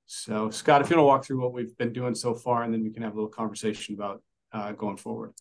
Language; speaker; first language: English; native; English